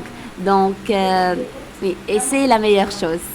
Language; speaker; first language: French; non-native, local second language; Arabic